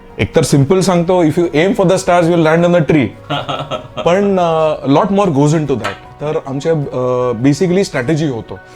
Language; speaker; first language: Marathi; non-native, local second language; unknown